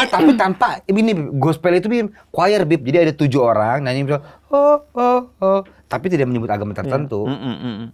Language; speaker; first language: Indonesian; native; Indonesian